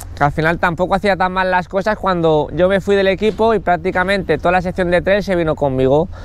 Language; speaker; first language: Spanish; native; Spanish